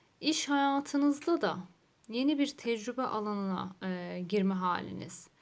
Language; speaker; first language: Turkish; native; Turkish